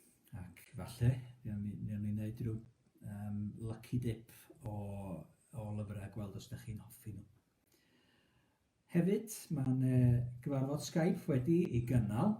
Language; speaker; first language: Welsh; native; Welsh